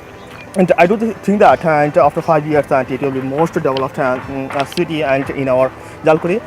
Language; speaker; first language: English; non-native, fluent; Bangla